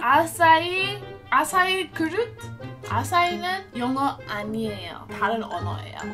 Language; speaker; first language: Korean; non-native, learner; English